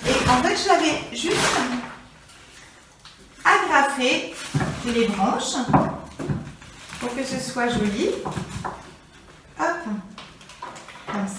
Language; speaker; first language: French; native; French